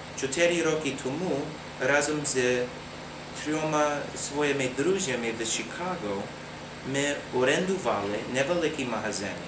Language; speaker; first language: Ukrainian; non-native, learner; English